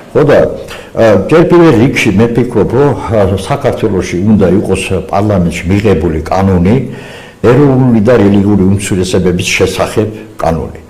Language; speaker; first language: Georgian; non-native, local second language; Azerbaijani